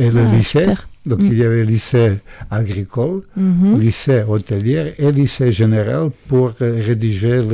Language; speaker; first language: French; non-native, fluent; Croatian